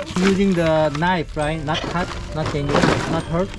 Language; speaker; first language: English; non-native, learner; Korean